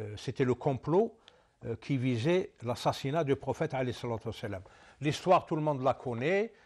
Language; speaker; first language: French; non-native, local second language; Arabic